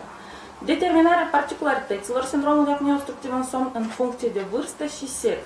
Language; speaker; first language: Romanian; native; Romanian